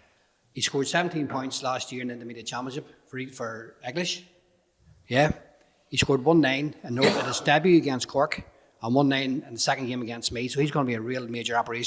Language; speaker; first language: English; native; English